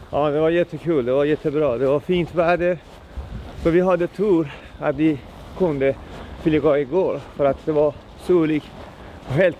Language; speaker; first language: Swedish; non-native, learner; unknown